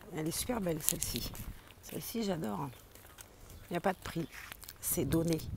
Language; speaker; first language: French; native; French